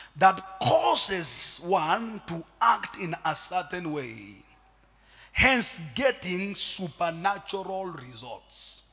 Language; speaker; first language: English; non-native, local second language; Swahili